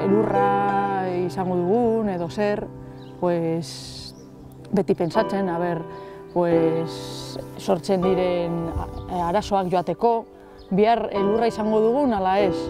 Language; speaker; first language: Basque; non-native, local second language; Spanish